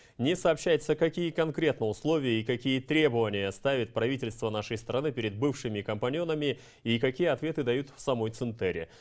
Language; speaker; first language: Russian; non-native, local second language; Kyrgyz